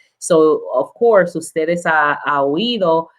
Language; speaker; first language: Spanish; non-native, learner; English